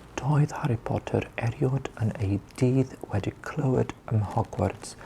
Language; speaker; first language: Welsh; non-native, learner; English